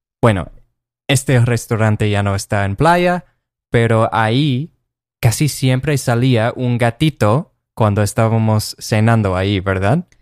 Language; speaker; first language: Spanish; non-native, fluent; English